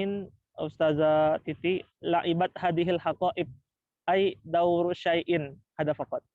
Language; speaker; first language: Arabic; non-native, learner; Indonesian